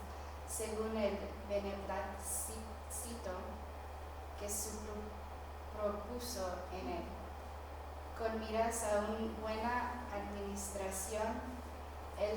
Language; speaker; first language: Spanish; non-native, fluent; English